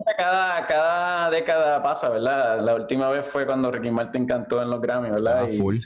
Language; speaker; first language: Spanish; native; Spanish